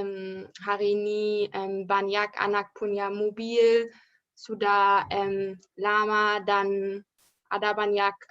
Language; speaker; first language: Indonesian; non-native, learner; German